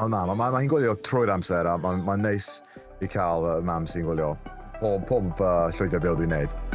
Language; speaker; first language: Welsh; non-native, local second language; English